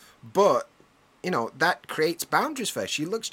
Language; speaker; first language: English; native; English